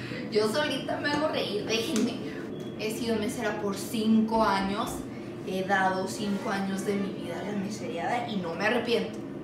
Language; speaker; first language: Spanish; early bilingual, heritage; Spanish